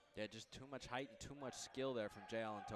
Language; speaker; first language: English; native; English